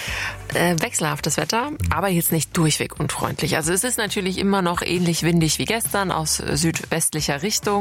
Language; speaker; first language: German; native; German